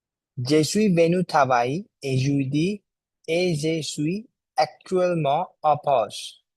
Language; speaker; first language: French; non-native, learner; Bangla